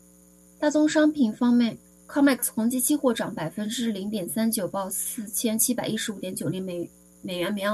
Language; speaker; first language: Chinese; native; Chinese